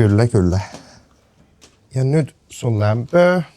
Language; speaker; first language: Finnish; non-native, learner; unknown